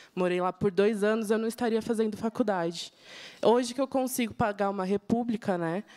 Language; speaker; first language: Portuguese; native; Portuguese